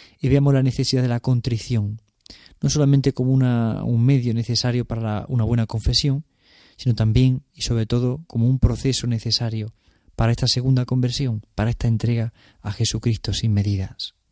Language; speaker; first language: Spanish; native; Spanish